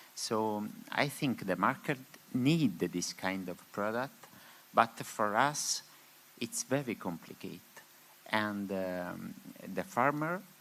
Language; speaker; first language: English; non-native, learner; Spanish